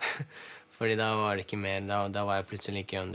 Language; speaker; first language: Norwegian; early bilingual, other home language; Russian